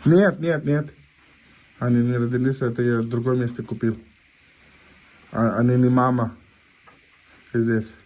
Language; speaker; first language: Russian; non-native, learner; Urdu